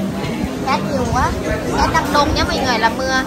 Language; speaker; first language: Vietnamese; non-native, learner; Thai